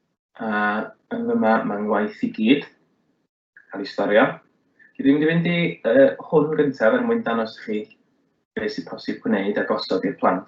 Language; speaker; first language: Welsh; native; Welsh